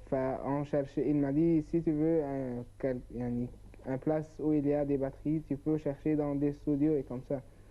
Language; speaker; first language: French; non-native, learner; Arabic